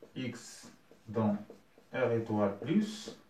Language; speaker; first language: French; non-native, local second language; Arabic